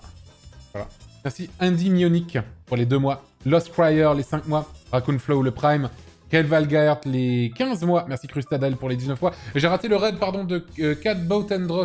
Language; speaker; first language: French; native; French